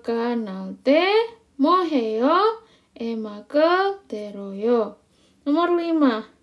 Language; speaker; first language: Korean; non-native, fluent; Indonesian